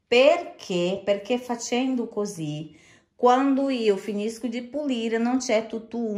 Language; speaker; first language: Italian; non-native, fluent; Portuguese